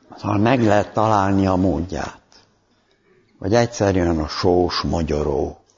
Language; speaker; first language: Hungarian; native; Hungarian